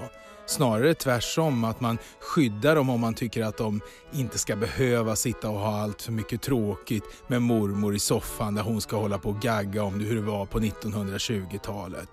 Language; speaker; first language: Swedish; native; Swedish